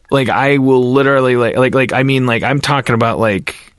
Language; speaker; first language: English; native; English